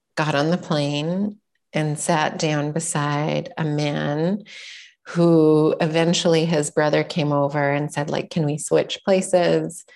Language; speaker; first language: English; native; English